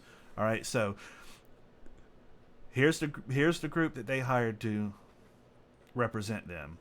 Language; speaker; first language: English; native; English